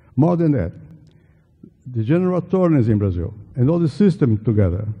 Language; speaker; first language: English; non-native, fluent; Portuguese